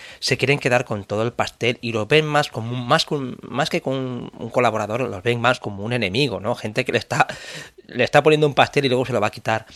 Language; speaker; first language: Spanish; native; Spanish